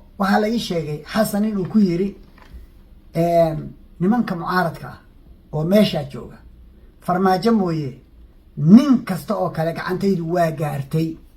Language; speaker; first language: Somali; native; Somali